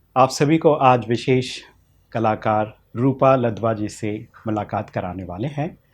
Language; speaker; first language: Hindi; native; Hindi